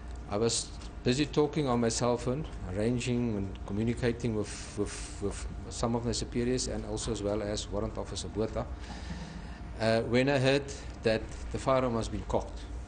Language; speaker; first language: English; non-native, local second language; Afrikaans